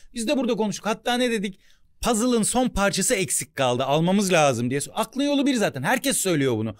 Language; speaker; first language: Turkish; native; Turkish